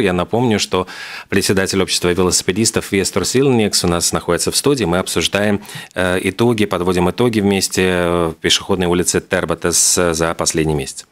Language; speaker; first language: Russian; native; Russian